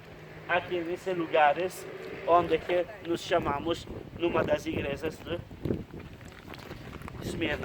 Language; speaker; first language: Portuguese; non-native, fluent; Turkish